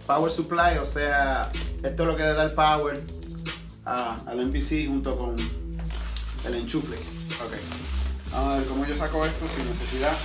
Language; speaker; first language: Spanish; early bilingual, heritage; Spanish